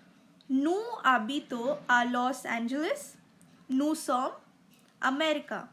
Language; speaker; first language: French; non-native, fluent; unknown